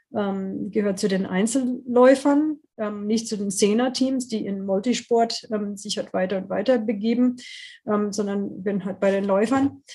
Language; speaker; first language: German; non-native, fluent; English